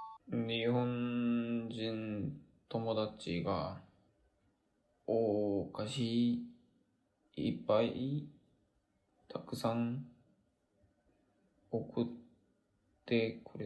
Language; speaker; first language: Japanese; non-native, learner; Korean